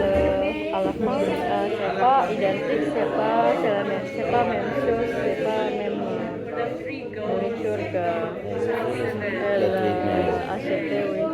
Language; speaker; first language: French; non-native, learner; Spanish